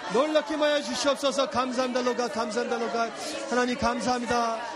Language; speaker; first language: Korean; early bilingual, heritage; Korean